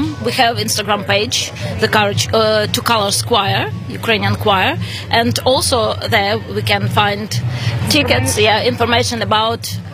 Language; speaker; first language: English; non-native, learner; Ukrainian